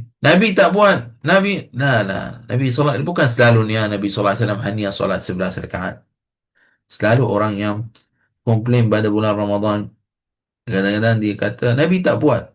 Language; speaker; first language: Malay; non-native, fluent; Arabic